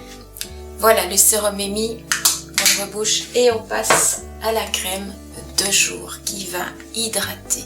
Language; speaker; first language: French; native; French